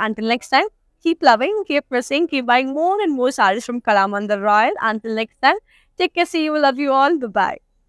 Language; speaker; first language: English; non-native, local second language; Telugu